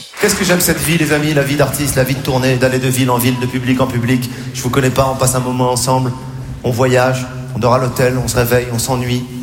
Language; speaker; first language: French; native; French